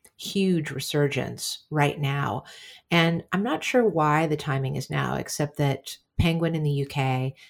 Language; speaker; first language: English; native; English